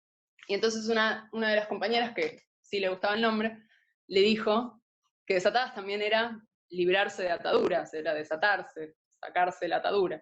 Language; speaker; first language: Spanish; native; Spanish